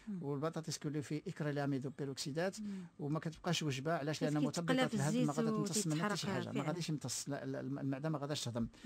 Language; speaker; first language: Arabic; native; Arabic